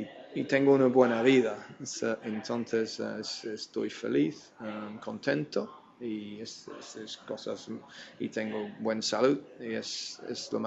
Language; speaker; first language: Spanish; non-native, fluent; English